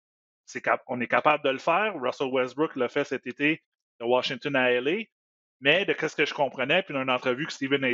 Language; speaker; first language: French; native; French